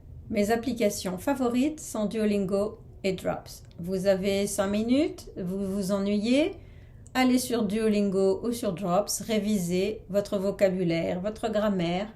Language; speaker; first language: French; non-native, fluent; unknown